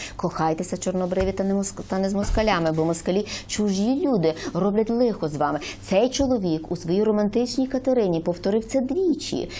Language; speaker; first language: Ukrainian; native; Ukrainian